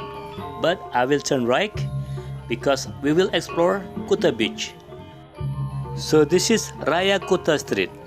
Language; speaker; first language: English; non-native, local second language; Indonesian